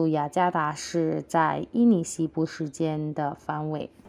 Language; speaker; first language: Chinese; non-native, local second language; Indonesian